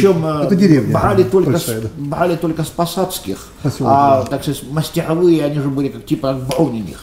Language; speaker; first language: Russian; native; Russian